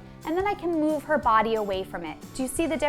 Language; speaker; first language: English; native; English